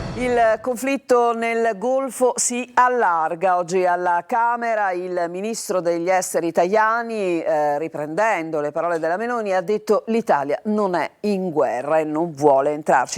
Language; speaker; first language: Italian; native; Italian